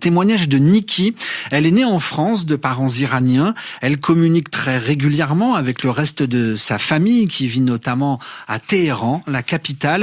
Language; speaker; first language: French; native; French